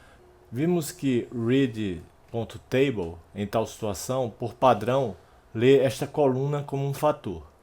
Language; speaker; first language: Portuguese; native; Portuguese